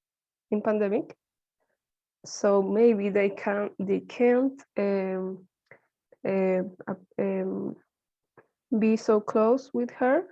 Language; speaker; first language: English; non-native, learner; Spanish